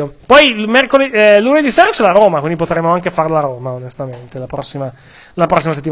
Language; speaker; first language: Italian; native; Italian